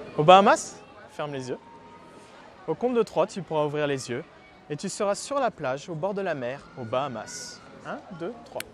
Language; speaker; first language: French; native; French